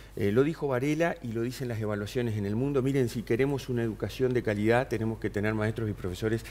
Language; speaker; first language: Spanish; native; Spanish